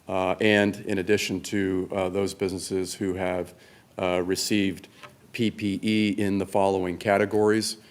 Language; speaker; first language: English; native; English